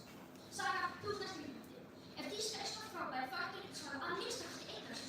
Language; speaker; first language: Icelandic; native; Icelandic